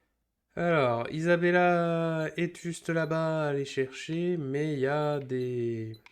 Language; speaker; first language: French; native; French